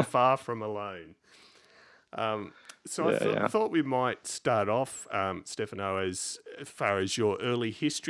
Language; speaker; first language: English; native; English